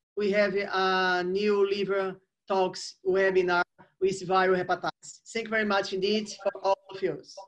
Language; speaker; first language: English; non-native, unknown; Portuguese